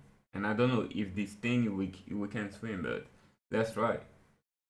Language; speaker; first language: English; non-native, fluent; French